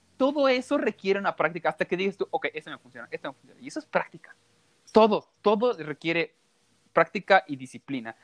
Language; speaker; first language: Spanish; native; Spanish